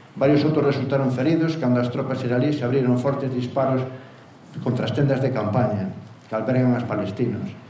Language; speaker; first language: Galician; non-native, local second language; Spanish